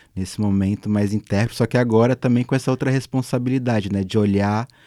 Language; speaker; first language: Portuguese; native; Portuguese